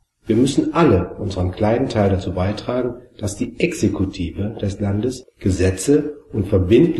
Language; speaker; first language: German; native; German